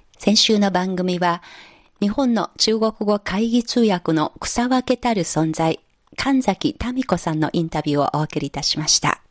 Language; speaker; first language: Japanese; non-native, fluent; Chinese